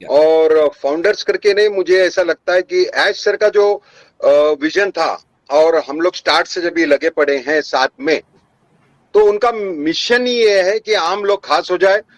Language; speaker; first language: Hindi; native; Hindi